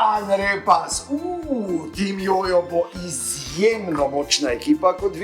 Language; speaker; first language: Slovenian; native; Slovenian